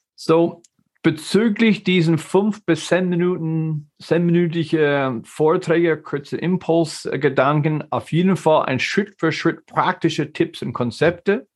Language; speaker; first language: German; non-native, fluent; English